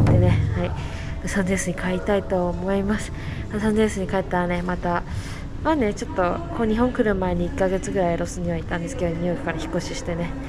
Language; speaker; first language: Japanese; native; Japanese